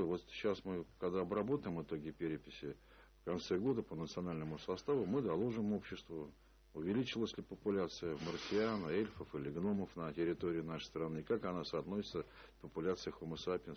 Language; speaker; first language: Russian; native; Russian